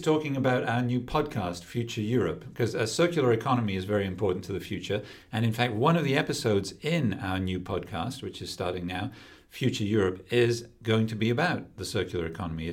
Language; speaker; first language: English; native; English